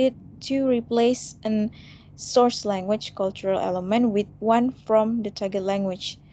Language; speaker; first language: English; non-native, fluent; Indonesian